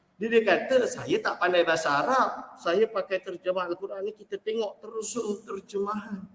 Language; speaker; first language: Malay; native; Malay